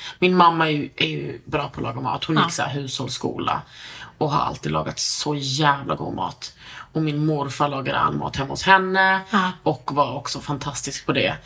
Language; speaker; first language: Swedish; native; Swedish